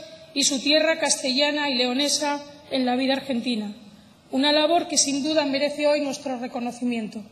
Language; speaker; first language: Spanish; native; Spanish